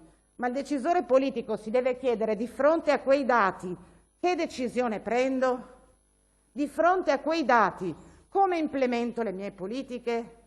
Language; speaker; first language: Italian; native; Italian